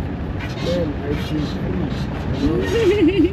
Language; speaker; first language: English; non-native, learner; Arabic